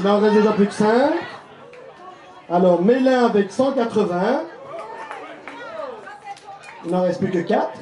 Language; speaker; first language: French; native; French